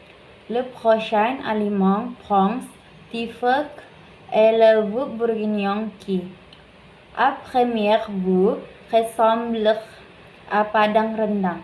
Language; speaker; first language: French; non-native, learner; Indonesian